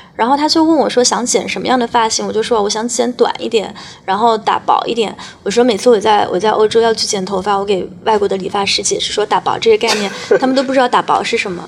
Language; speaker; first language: Chinese; native; Chinese